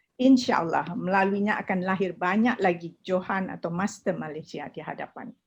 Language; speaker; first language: Malay; native; Malay